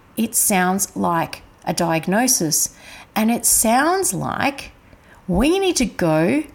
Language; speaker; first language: English; native; English